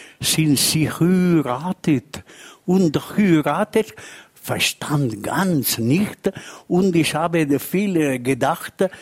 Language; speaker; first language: German; non-native, local second language; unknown